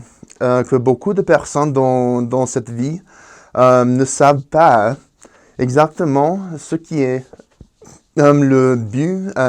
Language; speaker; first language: French; non-native, fluent; Spanish